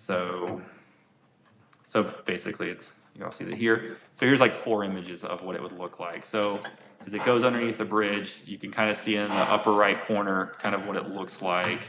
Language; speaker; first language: English; native; English